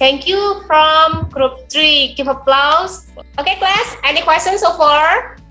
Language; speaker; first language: English; non-native, learner; Indonesian